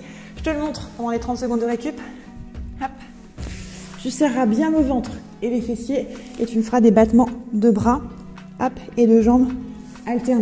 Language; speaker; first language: French; native; French